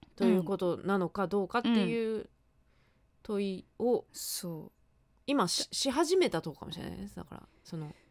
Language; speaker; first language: Japanese; native; Japanese